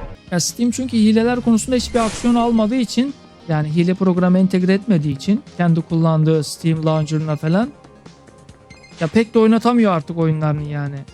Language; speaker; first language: Turkish; native; Turkish